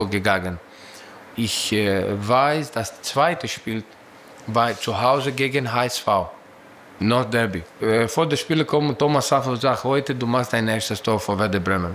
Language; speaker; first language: German; non-native, learner; Greek